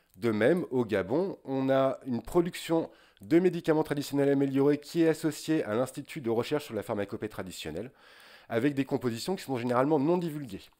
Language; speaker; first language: French; native; French